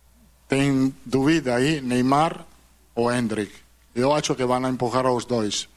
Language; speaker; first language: Portuguese; non-native, fluent; Italian